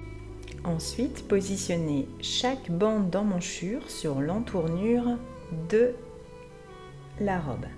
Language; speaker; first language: French; native; French